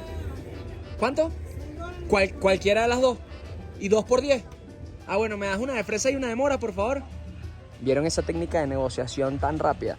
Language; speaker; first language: Spanish; native; Spanish